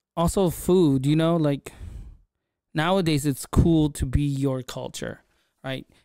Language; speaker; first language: English; native; English